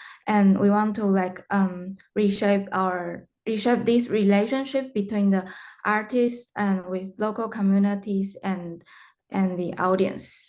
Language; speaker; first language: English; non-native, fluent; Chinese